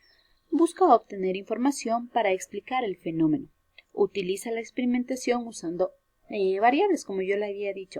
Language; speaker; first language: Spanish; native; Spanish